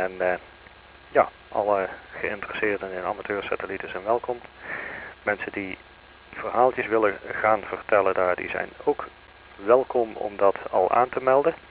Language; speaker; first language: Dutch; native; Dutch